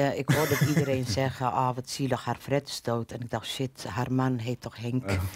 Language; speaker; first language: Dutch; non-native, fluent; Somali